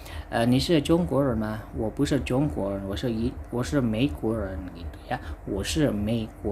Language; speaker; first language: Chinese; non-native, fluent; Indonesian